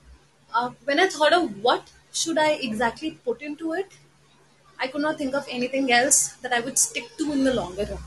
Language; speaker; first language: English; non-native, local second language; Hindi